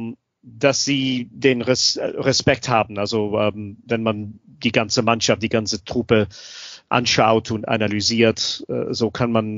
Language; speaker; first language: German; non-native, fluent; English